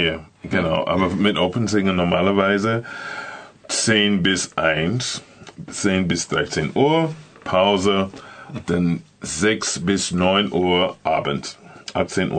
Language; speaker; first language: German; non-native, learner; English